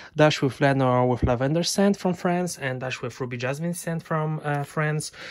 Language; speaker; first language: English; non-native, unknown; Polish